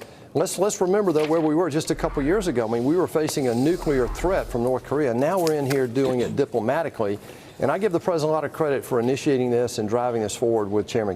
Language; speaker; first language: English; native; English